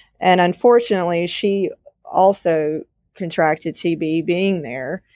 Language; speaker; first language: English; native; English